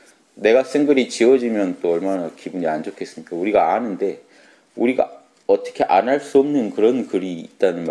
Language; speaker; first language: Korean; native; Korean